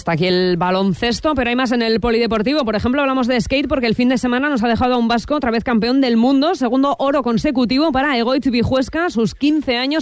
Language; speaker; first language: Spanish; native; Spanish